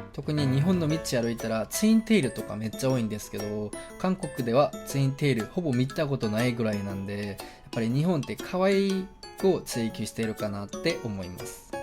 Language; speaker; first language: Japanese; non-native, fluent; Korean